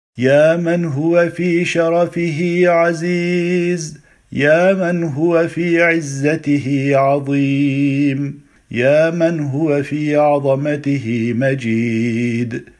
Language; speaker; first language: Arabic; non-native, fluent; Turkish